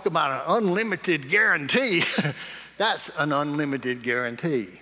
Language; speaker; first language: English; native; English